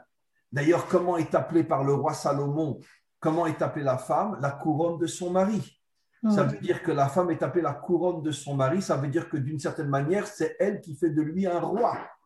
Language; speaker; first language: French; native; French